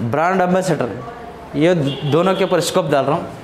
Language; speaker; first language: Hindi; non-native, local second language; Telugu